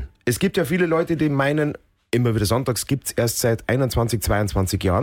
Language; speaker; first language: German; native; German